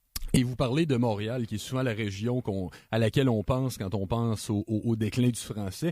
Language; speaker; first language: French; native; French